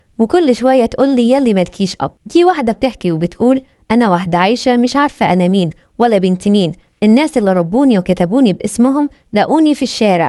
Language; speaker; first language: Arabic; native; Arabic